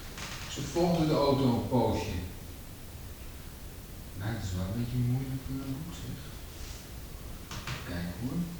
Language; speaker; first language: Dutch; native; Dutch